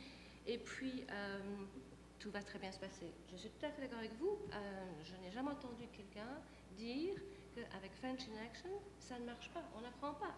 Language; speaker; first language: French; native; French